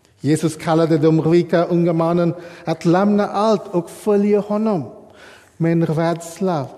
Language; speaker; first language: Swedish; non-native, fluent; English